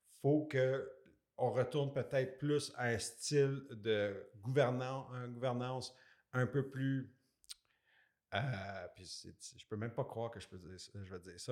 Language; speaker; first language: French; native; French